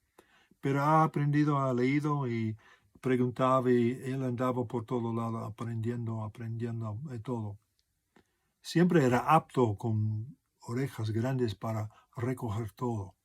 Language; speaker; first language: Spanish; non-native, fluent; English